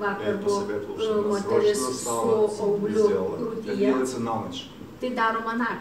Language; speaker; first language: Lithuanian; native; Lithuanian